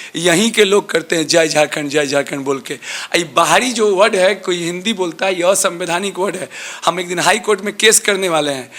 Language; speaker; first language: Hindi; native; Hindi